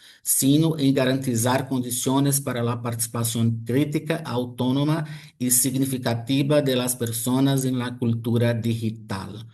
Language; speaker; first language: Spanish; non-native, fluent; Portuguese